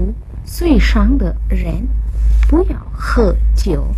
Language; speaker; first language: Chinese; non-native, fluent; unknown